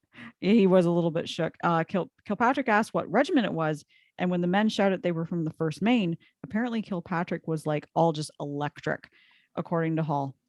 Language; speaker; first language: English; native; English